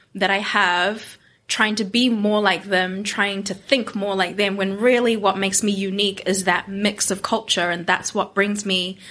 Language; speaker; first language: English; non-native, local second language; Japanese